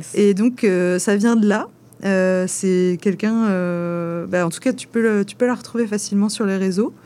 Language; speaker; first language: French; native; French